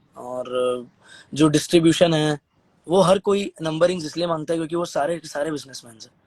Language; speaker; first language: Hindi; native; Hindi